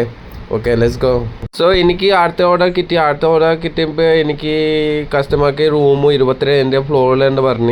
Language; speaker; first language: Malayalam; non-native, local second language; Assamese